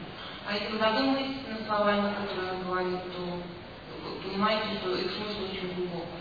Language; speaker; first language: Russian; native; Russian